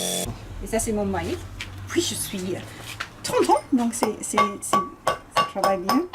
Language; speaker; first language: French; non-native, learner; English